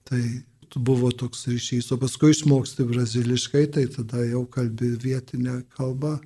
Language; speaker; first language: Lithuanian; early bilingual, heritage; Lithuanian